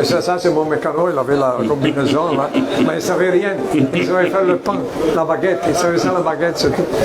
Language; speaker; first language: French; non-native, fluent; Italian